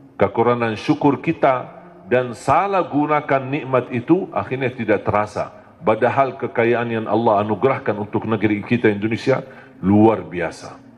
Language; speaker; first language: Malay; non-native, fluent; Arabic